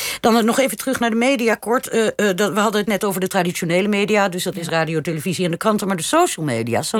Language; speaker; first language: Dutch; native; Dutch